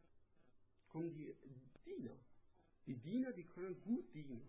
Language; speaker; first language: German; non-native, learner; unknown